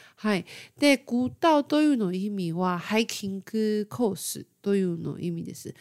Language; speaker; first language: Japanese; non-native, fluent; Chinese